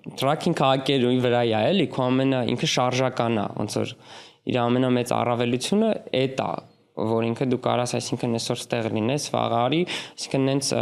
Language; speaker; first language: Armenian; native; Armenian